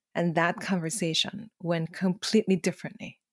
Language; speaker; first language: English; non-native, fluent; Korean